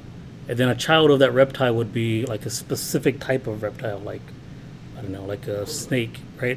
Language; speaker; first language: English; native; English